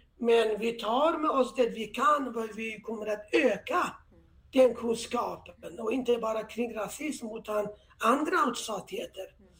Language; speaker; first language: Swedish; non-native, fluent; Persian